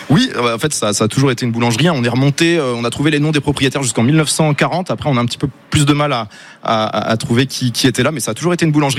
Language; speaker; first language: French; native; French